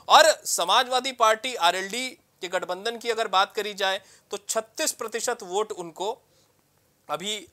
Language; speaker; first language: Hindi; native; Hindi